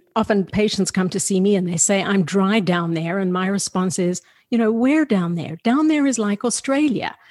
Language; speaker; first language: English; native; English